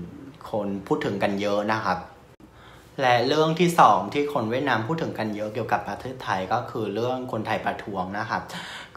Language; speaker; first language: Thai; non-native, fluent; Vietnamese